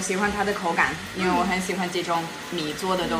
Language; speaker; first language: Chinese; non-native, fluent; English